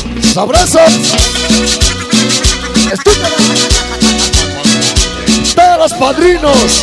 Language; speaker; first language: Spanish; native; Spanish